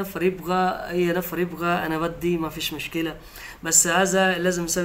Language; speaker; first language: Arabic; non-native, learner; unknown